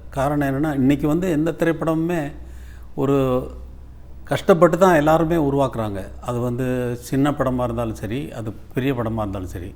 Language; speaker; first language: Tamil; native; Tamil